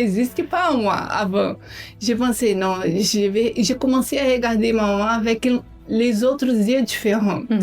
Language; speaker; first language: French; non-native, learner; Portuguese